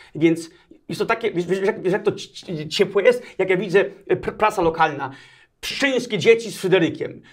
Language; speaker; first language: Polish; early bilingual, other home language; Danish